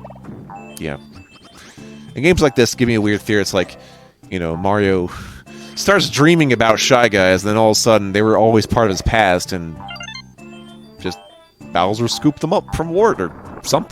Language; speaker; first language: English; native; English